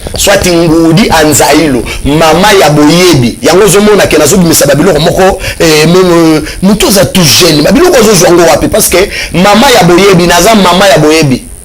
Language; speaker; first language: Lingala; non-native, local second language; Kongo